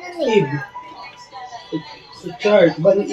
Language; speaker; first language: Filipino; non-native, local second language; Bikol